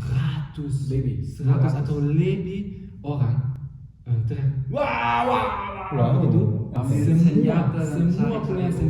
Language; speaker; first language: Indonesian; non-native, fluent; German